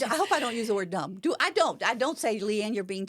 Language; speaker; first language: English; native; English